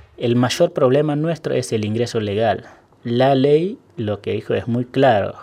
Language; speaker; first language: Spanish; non-native, fluent; Wolof